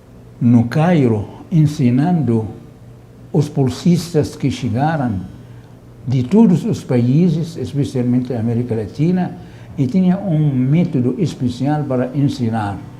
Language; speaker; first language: Portuguese; non-native, fluent; Arabic